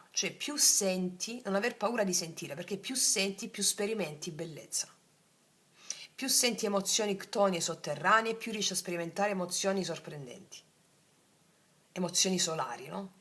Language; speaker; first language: Italian; native; Italian